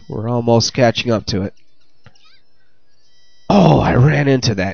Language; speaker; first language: English; native; English